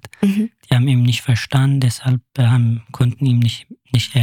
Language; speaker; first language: German; non-native, fluent; Kurdish